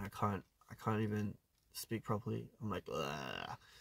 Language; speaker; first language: English; early bilingual, other home language; Korean